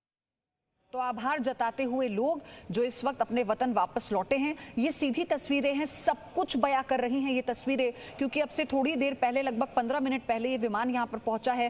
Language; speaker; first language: Hindi; native; Hindi